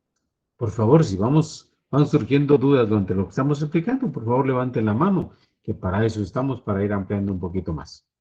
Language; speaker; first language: Spanish; native; Spanish